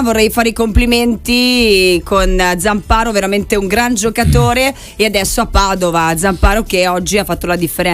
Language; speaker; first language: Italian; native; Italian